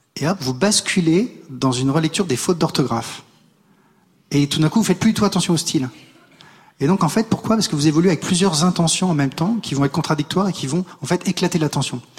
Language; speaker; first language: French; native; French